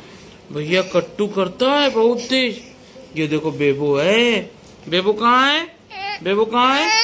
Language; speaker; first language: Hindi; native; Hindi